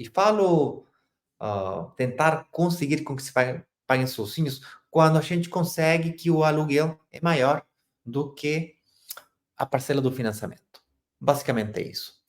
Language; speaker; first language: Portuguese; non-native, fluent; Spanish